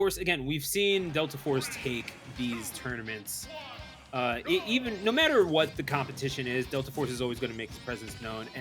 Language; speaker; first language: English; native; English